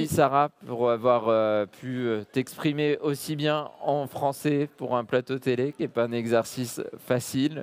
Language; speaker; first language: French; native; French